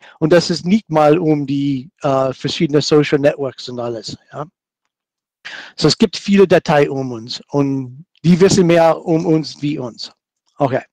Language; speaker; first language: German; non-native, fluent; English